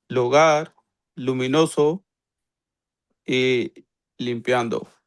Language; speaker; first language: Spanish; non-native, learner; Urdu